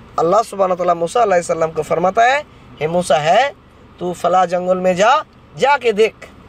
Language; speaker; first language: Hindi; non-native, local second language; Bangla